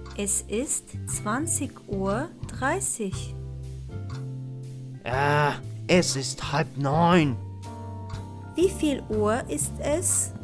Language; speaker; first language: German; non-native, fluent; Turkish